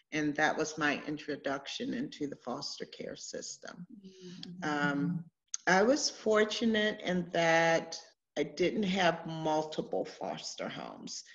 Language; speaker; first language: English; native; English